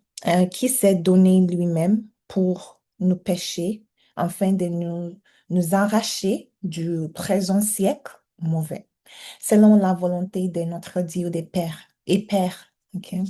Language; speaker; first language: French; non-native, learner; English